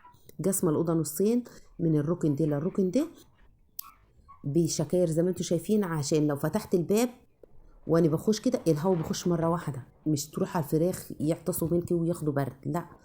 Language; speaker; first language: Arabic; native; Arabic